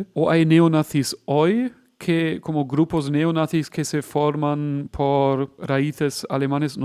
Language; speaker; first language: Spanish; non-native, fluent; German